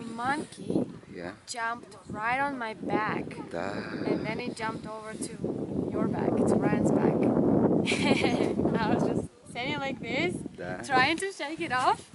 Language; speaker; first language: English; non-native, fluent; Belarusian